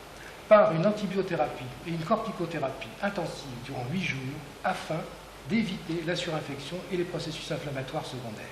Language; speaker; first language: French; native; French